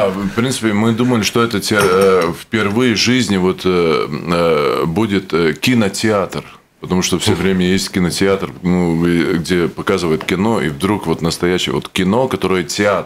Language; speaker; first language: Russian; non-native, fluent; Latvian